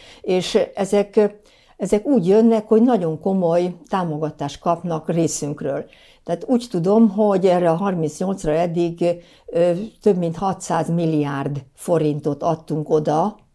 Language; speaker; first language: Hungarian; native; Hungarian